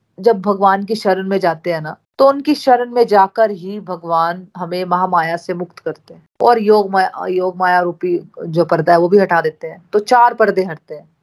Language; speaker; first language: Hindi; native; Hindi